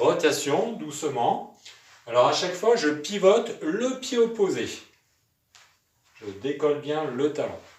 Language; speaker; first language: French; native; French